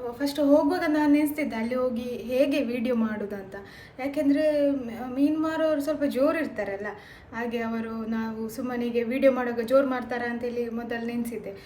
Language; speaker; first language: Kannada; non-native, local second language; Tulu